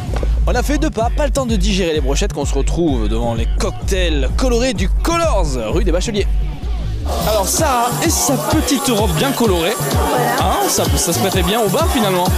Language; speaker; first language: French; native; French